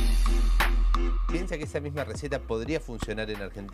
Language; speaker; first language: Spanish; native; Spanish